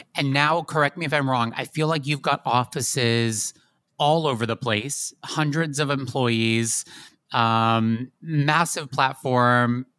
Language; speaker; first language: English; native; English